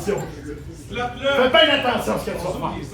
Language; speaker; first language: French; native; French